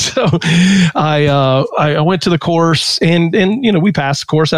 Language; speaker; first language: English; native; English